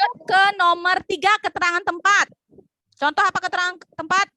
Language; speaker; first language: Indonesian; native; Indonesian